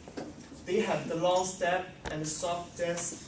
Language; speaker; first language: English; non-native, learner; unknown